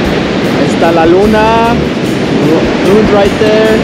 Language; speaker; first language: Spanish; early bilingual, heritage; English